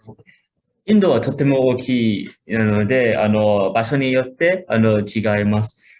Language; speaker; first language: Japanese; non-native, fluent; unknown